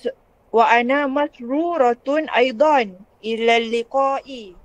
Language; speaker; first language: Arabic; non-native, learner; Malay